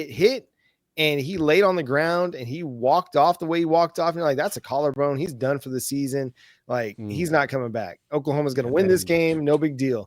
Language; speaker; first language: English; native; English